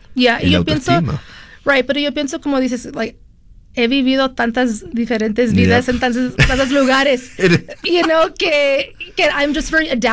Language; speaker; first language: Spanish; early bilingual, heritage; Spanish